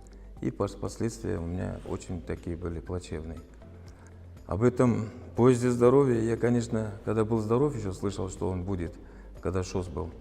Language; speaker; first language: Russian; native; Russian